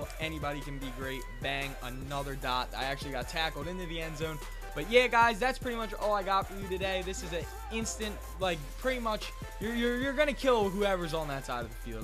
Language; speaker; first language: English; native; English